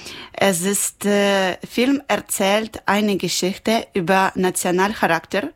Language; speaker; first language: German; non-native, learner; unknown